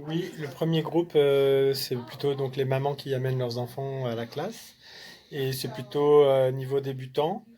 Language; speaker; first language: French; native; French